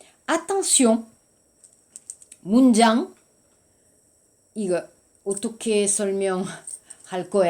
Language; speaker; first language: Korean; non-native, learner; French